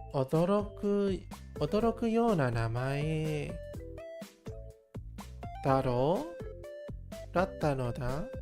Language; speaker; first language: Japanese; non-native, learner; English